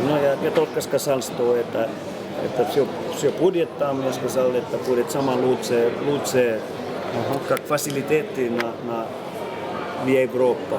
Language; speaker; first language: Russian; non-native, learner; Finnish